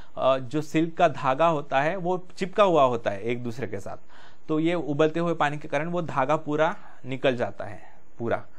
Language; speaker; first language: Hindi; non-native, local second language; Marathi